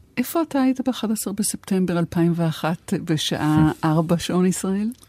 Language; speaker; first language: Hebrew; native; Hebrew